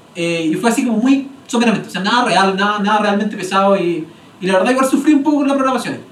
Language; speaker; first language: Spanish; native; Spanish